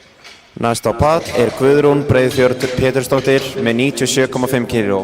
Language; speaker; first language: Icelandic; native; Icelandic